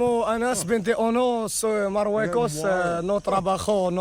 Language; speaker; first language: Spanish; non-native, learner; Arabic